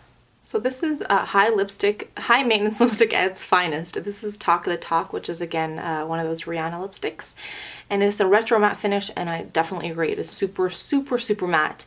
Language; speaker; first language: English; native; English